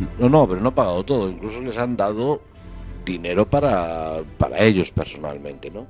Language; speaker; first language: Spanish; native; Spanish